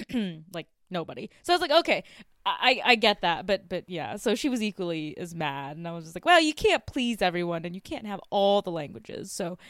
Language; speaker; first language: English; native; English